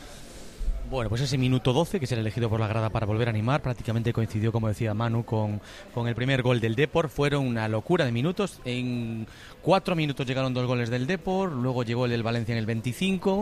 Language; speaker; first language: Spanish; native; Spanish